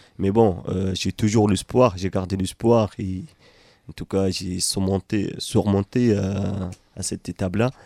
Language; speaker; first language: French; non-native, fluent; Arabic